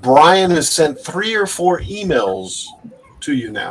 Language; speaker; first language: English; native; English